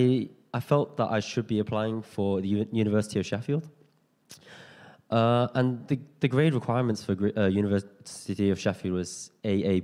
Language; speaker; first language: English; native; English